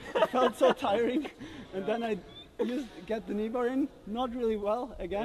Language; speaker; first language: English; non-native, fluent; German